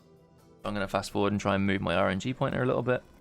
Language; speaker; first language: English; native; English